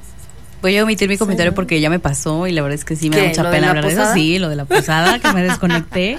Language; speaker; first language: Spanish; native; Spanish